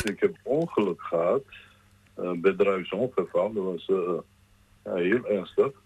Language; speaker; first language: Dutch; non-native, learner; Georgian